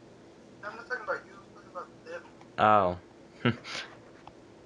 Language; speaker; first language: English; native; English